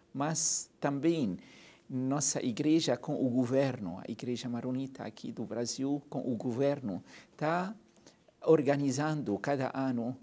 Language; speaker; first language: Portuguese; non-native, fluent; Arabic